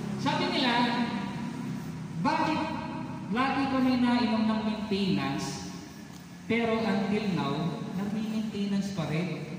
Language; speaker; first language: Filipino; non-native, local second language; Cebuano